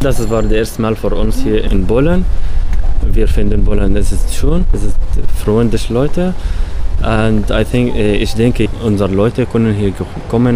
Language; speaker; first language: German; non-native, learner; Arabic